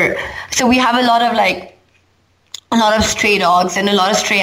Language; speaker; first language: English; non-native, local second language; Hindi